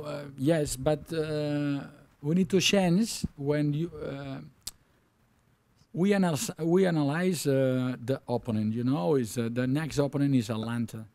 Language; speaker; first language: English; non-native, learner; Spanish